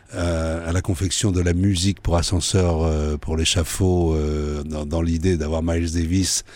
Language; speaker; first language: French; native; French